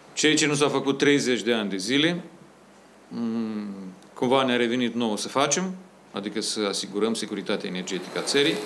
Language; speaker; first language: Romanian; native; Romanian